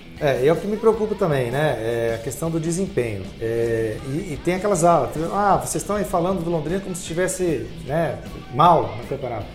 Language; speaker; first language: Portuguese; native; Portuguese